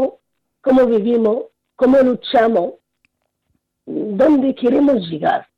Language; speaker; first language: Spanish; non-native, fluent; Arabic